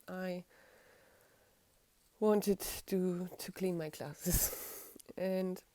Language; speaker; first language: English; non-native, fluent; German